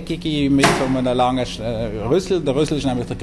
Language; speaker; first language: German; native; German